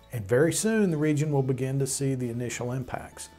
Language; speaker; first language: English; native; English